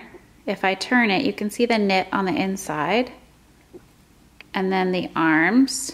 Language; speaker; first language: English; native; English